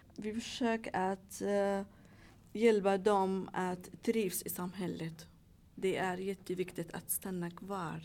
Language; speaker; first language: Swedish; non-native, fluent; Arabic